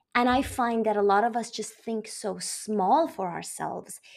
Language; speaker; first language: English; non-native, fluent; Persian